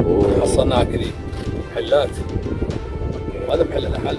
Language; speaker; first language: Arabic; native; Arabic